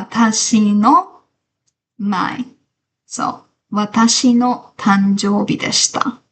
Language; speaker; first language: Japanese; non-native, fluent; English